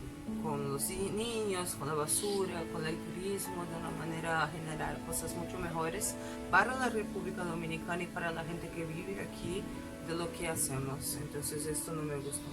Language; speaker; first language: Spanish; non-native, fluent; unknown